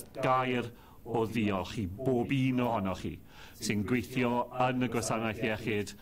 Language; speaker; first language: Welsh; non-native, fluent; English